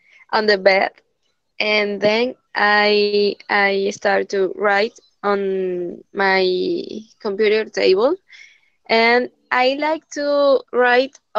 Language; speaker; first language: English; non-native, learner; Spanish